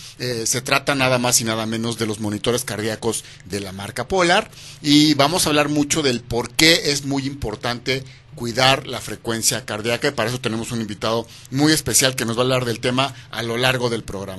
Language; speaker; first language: Spanish; native; Spanish